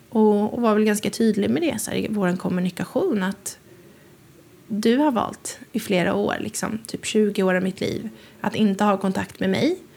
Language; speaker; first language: Swedish; native; Swedish